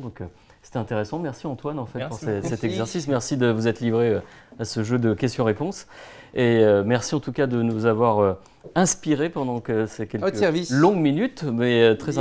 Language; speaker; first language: French; native; French